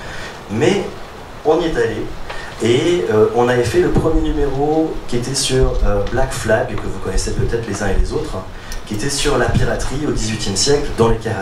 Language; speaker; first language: French; native; French